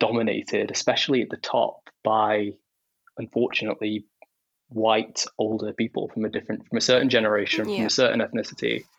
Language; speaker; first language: English; native; English